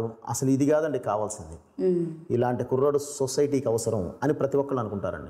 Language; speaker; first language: Telugu; native; Telugu